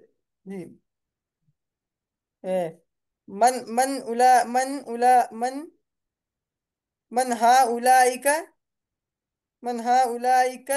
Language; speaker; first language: Arabic; non-native, learner; Urdu